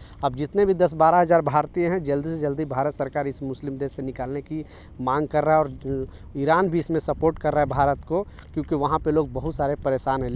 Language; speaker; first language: Hindi; native; Hindi